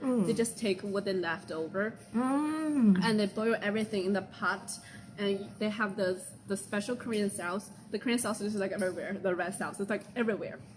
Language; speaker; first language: English; non-native, fluent; Chinese